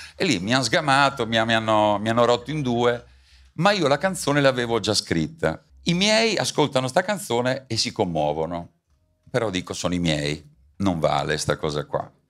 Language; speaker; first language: Italian; native; Italian